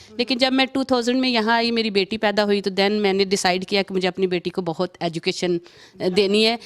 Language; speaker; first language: Urdu; native; Urdu